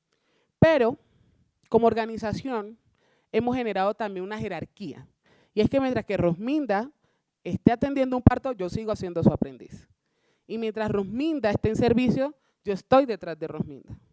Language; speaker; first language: Spanish; native; Spanish